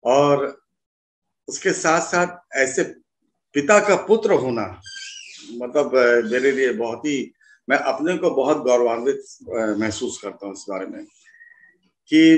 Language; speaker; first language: Hindi; native; Hindi